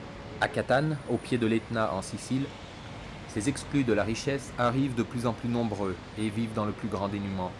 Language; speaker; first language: French; native; French